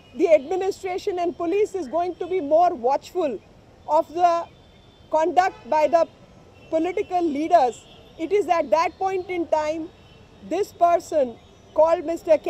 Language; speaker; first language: English; non-native, local second language; Hindi